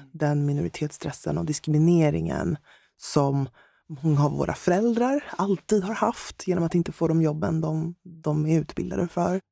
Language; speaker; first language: Swedish; native; Swedish